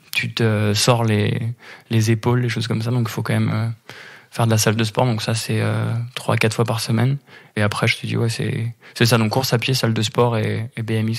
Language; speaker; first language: French; native; French